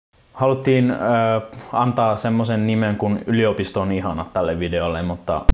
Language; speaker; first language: Finnish; non-native, fluent; Italian